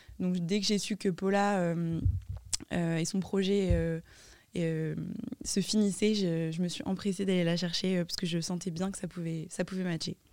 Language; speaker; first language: French; native; French